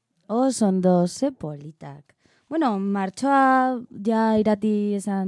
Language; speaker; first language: Basque; non-native, learner; Spanish